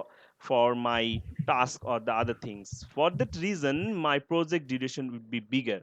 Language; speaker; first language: English; non-native, learner; Bangla